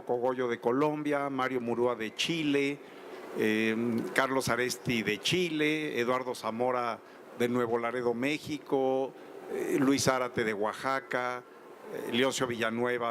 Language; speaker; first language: Spanish; native; Spanish